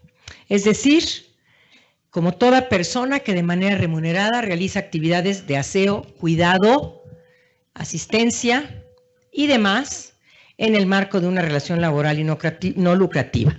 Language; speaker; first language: Spanish; native; Spanish